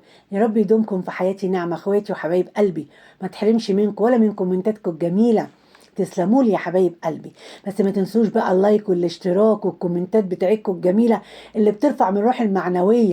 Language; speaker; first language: Arabic; native; Arabic